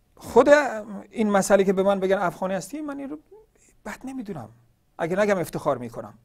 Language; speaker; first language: Persian; native; Persian